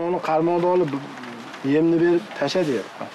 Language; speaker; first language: Korean; non-native, learner; Uzbek